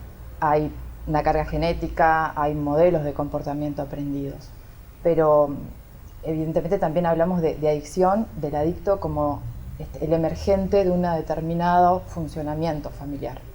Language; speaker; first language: Spanish; native; Spanish